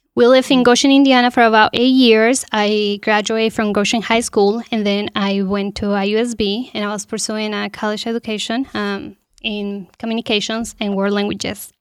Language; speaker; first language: English; non-native, fluent; Spanish